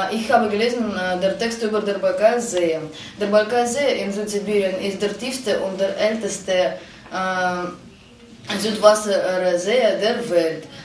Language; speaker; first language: German; non-native, learner; Russian